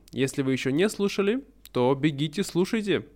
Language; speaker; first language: Russian; native; Russian